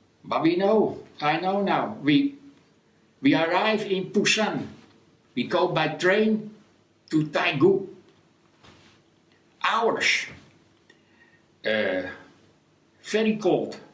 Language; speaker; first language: English; non-native, learner; Dutch